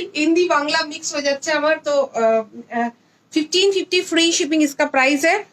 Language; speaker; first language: Hindi; non-native, local second language; Bangla